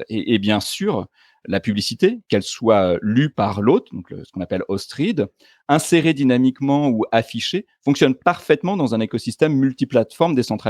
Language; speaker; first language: French; native; French